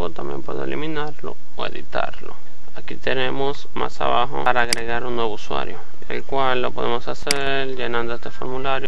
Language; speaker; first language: Spanish; native; Spanish